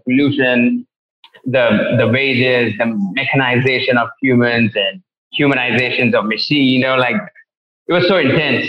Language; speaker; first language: English; non-native, local second language; Tamil